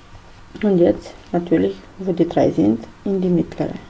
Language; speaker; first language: German; non-native, fluent; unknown